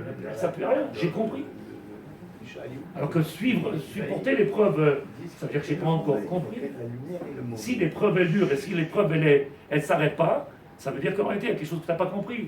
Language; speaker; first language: French; native; French